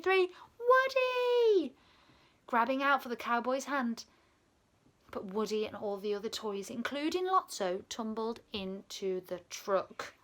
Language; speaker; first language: English; native; English